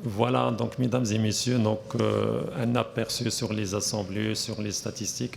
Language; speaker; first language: French; non-native, local second language; Arabic